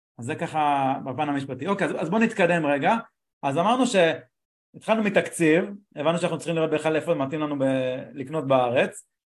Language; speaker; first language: Hebrew; native; Hebrew